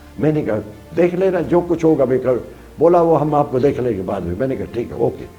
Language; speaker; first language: Urdu; non-native, local second language; Sindhi